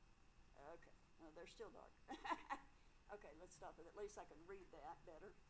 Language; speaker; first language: English; native; English